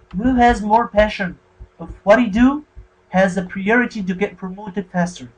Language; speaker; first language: English; non-native, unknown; Arabic